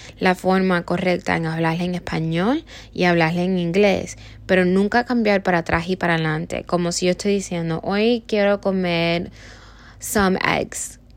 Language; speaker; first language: Spanish; early bilingual, heritage; Spanish